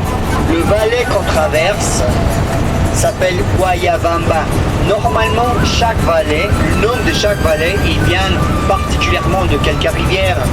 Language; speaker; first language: French; non-native, fluent; Spanish